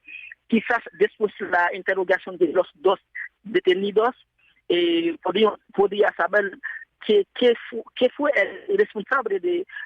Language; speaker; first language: Spanish; non-native, fluent; Haitian Creole